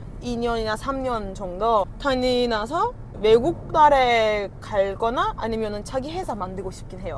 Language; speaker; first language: Korean; non-native, fluent; Turkish